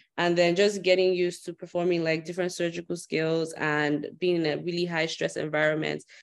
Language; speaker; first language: English; non-native, local second language; Yoruba